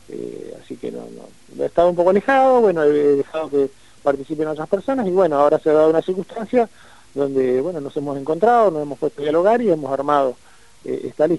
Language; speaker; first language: Spanish; native; Spanish